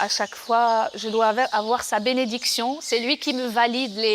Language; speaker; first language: French; non-native, local second language; Arabic